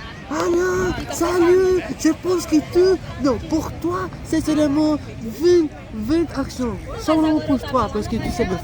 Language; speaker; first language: French; non-native, learner; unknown